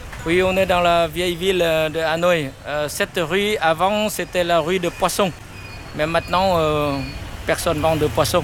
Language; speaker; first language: French; non-native, fluent; Vietnamese